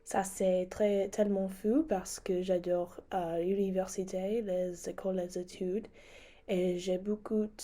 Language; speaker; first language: French; non-native, learner; English